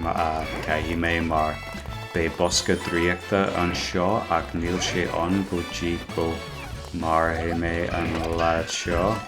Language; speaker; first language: Irish; non-native, local second language; English